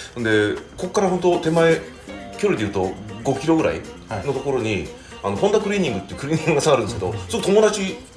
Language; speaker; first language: Japanese; early bilingual, heritage; Japanese